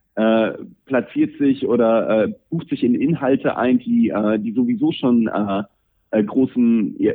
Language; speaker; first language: German; native; German